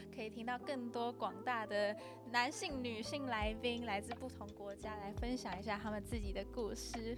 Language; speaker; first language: Chinese; native; Chinese